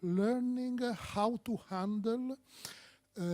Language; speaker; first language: English; non-native, fluent; Korean